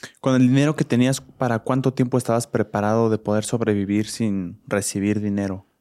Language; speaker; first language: Spanish; native; Spanish